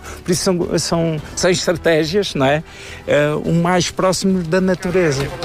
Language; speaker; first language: Portuguese; native; Portuguese